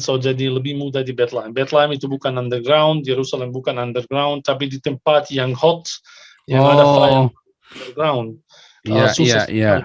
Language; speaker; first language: Indonesian; non-native, fluent; Arabic